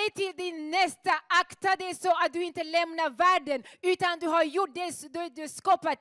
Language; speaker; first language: Swedish; non-native, fluent; Rundi